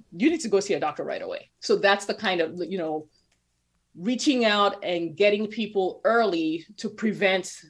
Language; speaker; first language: English; non-native, local second language; Yoruba